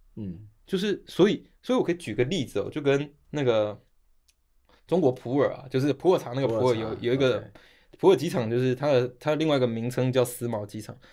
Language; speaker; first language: Chinese; native; Chinese